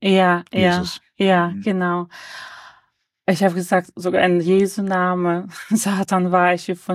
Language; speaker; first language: German; early bilingual, other home language; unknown